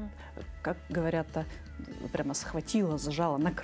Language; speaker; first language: Russian; native; Russian